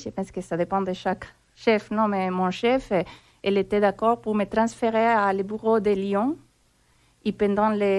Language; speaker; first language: French; non-native, fluent; Spanish